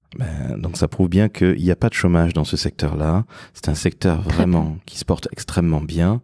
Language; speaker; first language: French; native; French